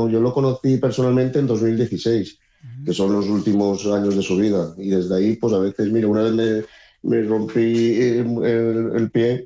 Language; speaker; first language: Spanish; native; Spanish